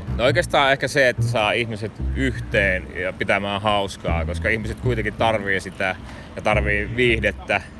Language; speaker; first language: Finnish; native; Finnish